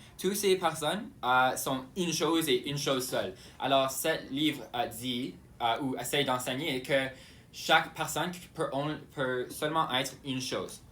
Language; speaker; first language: French; non-native, local second language; English